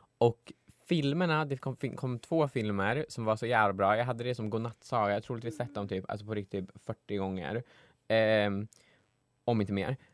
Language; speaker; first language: Swedish; native; Swedish